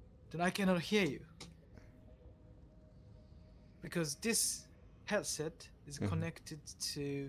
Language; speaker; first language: English; non-native, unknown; Japanese